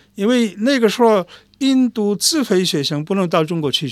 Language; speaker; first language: Chinese; non-native, fluent; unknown